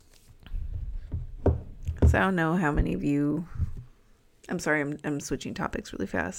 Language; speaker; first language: English; native; English